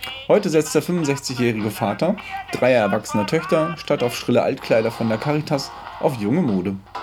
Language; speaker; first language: German; native; German